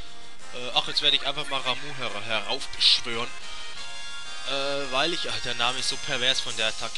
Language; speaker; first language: German; native; German